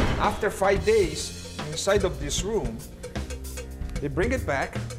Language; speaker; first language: English; non-native, learner; Italian